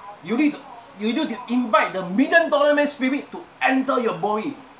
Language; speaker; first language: English; non-native, local second language; Chinese